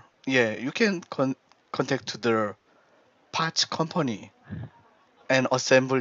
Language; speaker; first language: English; non-native, learner; Korean